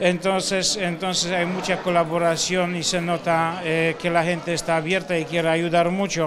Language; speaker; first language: Spanish; non-native, fluent; Polish